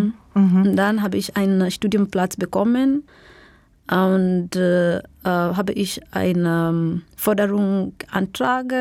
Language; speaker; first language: German; non-native, learner; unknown